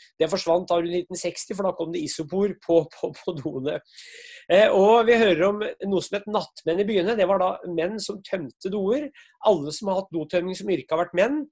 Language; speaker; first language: Norwegian; native; Norwegian